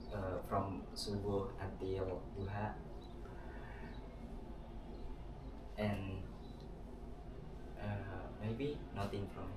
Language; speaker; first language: English; non-native, learner; Indonesian